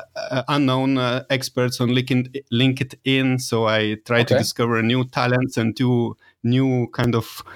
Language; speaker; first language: English; non-native, fluent; Lithuanian